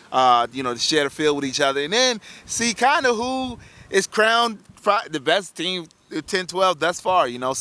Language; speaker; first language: English; native; English